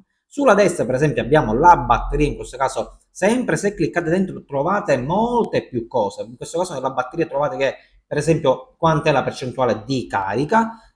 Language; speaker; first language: Italian; native; Italian